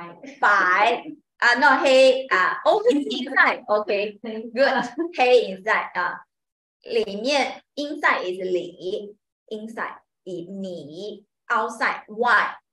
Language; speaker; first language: English; non-native, learner; Chinese